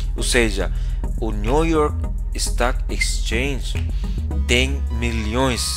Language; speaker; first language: Portuguese; non-native, fluent; Filipino